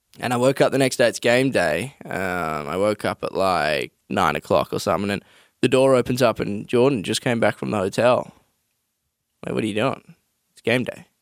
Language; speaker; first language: English; native; English